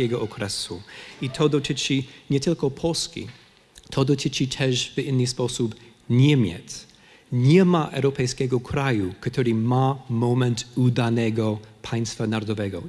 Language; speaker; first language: Polish; non-native, fluent; English